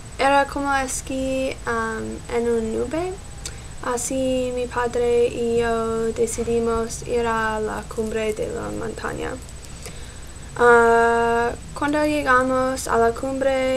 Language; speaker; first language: Spanish; non-native, learner; English